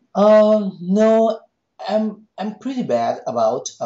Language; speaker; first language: English; non-native, fluent; Thai